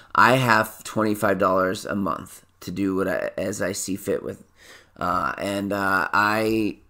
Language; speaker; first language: English; native; English